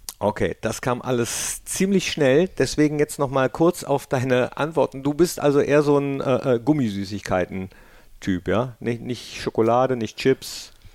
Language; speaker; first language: German; native; German